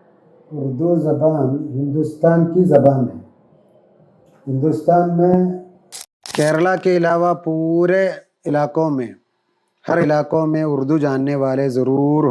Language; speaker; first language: Hindi; non-native, local second language; Malayalam